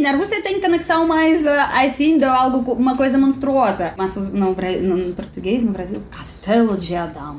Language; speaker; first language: Portuguese; non-native, fluent; Russian